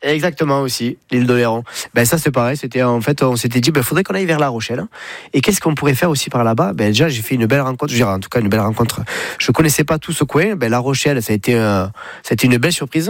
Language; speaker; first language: French; native; French